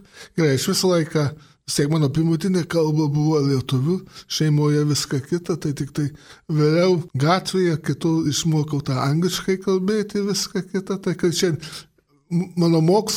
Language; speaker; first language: Lithuanian; early bilingual, heritage; Lithuanian